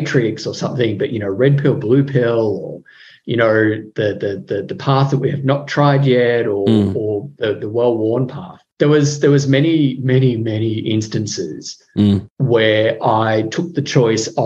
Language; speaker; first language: English; native; English